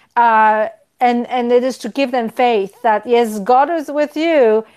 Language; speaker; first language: English; non-native, fluent; Polish